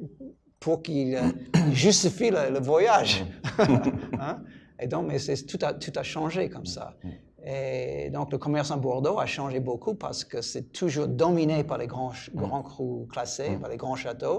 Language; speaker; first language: French; non-native, fluent; English